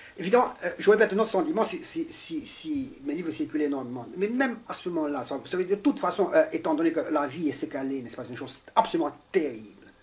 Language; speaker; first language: French; non-native, fluent; Romanian